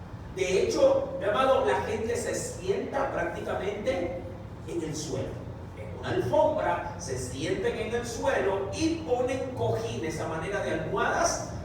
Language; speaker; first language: Spanish; native; Spanish